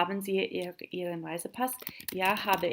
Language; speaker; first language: German; non-native, fluent; English